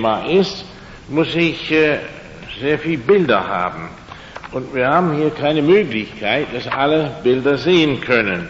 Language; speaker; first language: German; non-native, fluent; English